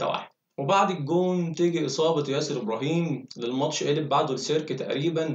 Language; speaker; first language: Arabic; native; Arabic